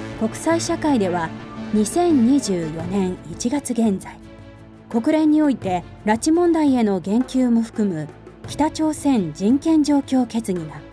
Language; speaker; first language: Japanese; native; Japanese